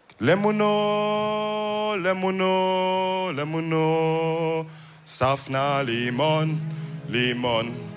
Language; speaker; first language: German; early bilingual, other home language; Wolof